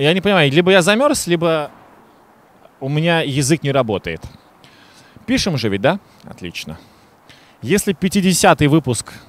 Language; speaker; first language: Russian; native; Russian